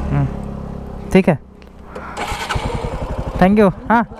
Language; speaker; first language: Hindi; non-native, local second language; Assamese